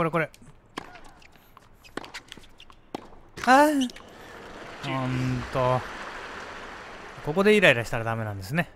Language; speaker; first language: Japanese; native; Japanese